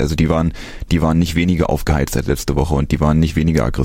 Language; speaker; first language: German; native; German